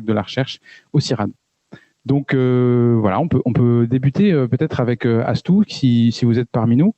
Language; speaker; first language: French; native; French